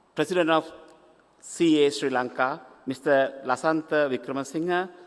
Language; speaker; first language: English; non-native, local second language; Sinhala